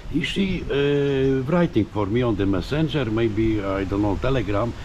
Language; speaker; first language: English; non-native, learner; Polish